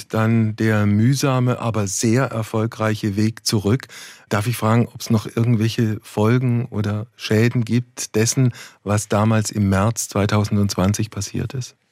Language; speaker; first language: German; native; German